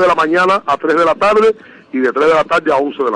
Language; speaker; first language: Spanish; native; Spanish